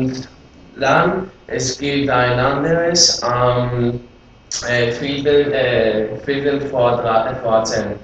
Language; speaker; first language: German; non-native, learner; Greek